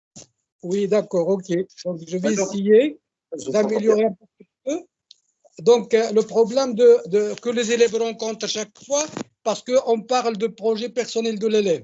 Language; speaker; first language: French; non-native, local second language; Arabic